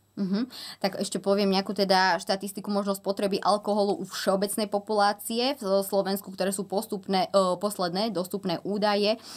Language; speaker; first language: Slovak; native; Slovak